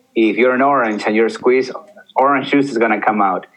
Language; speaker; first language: English; early bilingual, other home language; Spanish